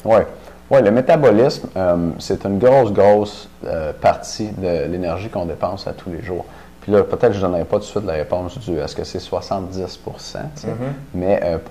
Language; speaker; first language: French; native; French